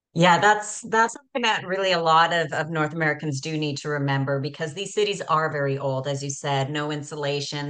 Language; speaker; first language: English; native; English